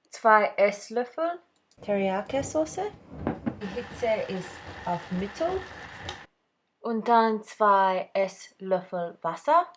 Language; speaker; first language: German; non-native, learner; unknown